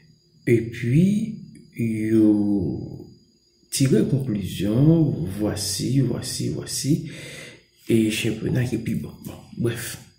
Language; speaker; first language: French; non-native, local second language; Haitian Creole